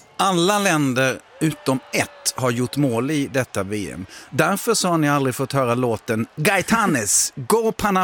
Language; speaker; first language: Swedish; native; Swedish